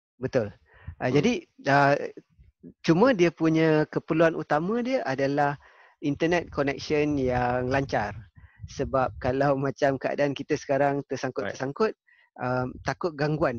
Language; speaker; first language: Malay; native; Malay